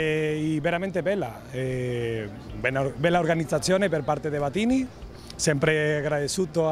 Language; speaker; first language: Italian; non-native, fluent; Spanish